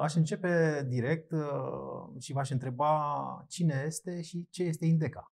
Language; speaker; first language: Romanian; native; Romanian